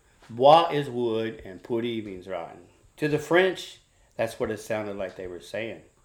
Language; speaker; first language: English; native; English